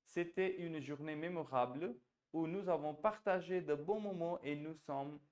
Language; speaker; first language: French; non-native, fluent; Hindi